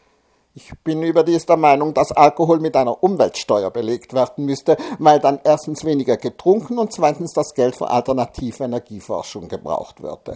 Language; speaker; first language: German; native; German